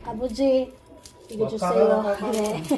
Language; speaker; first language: Korean; non-native, local second language; Filipino